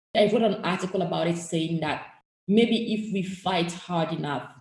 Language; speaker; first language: English; non-native, fluent; French